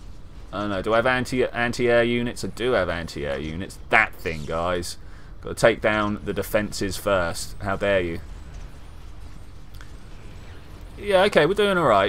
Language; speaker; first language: English; native; English